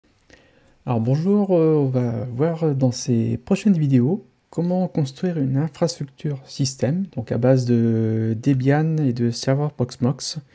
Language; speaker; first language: French; native; French